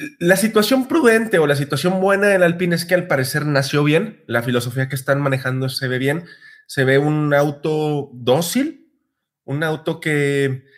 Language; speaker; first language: Spanish; native; Spanish